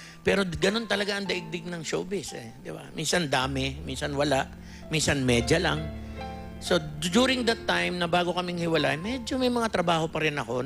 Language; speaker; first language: Filipino; native; Filipino